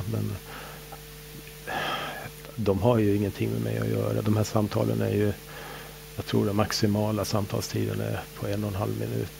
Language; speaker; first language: Swedish; native; Swedish